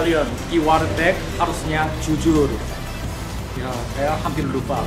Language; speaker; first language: Indonesian; non-native, learner; Korean